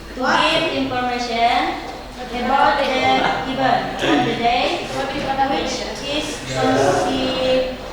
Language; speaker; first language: English; non-native, learner; Indonesian